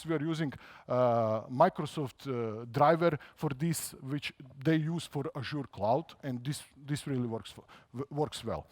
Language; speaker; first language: English; non-native, fluent; Croatian